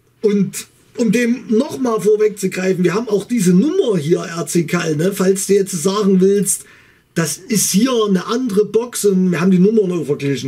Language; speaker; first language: German; native; German